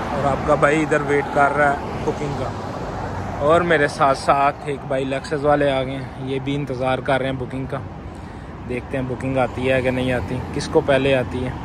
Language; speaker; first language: Urdu; non-native, local second language; Punjabi